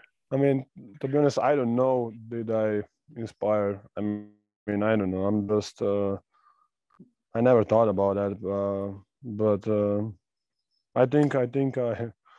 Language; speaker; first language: English; non-native, fluent; Serbian